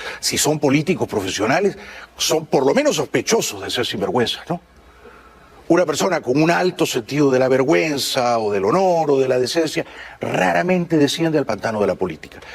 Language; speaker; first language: Spanish; native; Spanish